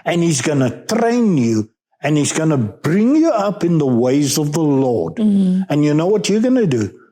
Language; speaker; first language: English; non-native, local second language; Afrikaans